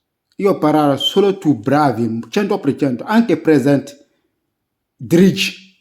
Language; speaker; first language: Italian; non-native, learner; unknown